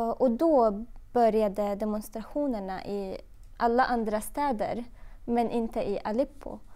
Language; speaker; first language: Swedish; non-native, fluent; Arabic